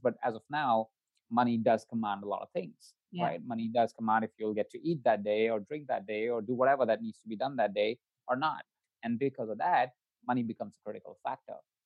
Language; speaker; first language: English; non-native, local second language; Hindi